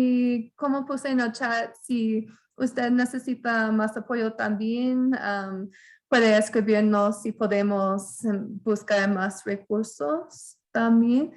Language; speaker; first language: Spanish; non-native, fluent; English